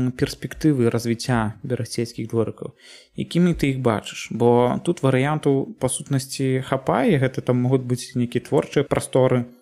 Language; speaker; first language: Belarusian; native; Belarusian